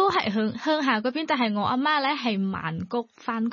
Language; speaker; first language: Cantonese; non-native, learner; Thai